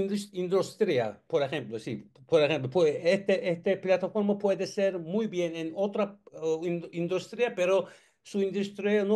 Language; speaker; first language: Spanish; non-native, learner; Turkish